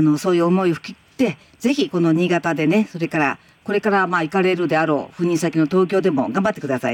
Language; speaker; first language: Japanese; native; Japanese